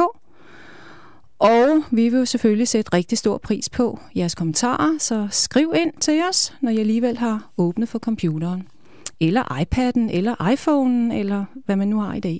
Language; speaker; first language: Danish; native; Danish